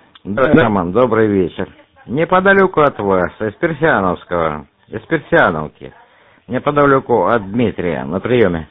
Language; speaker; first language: Russian; native; Russian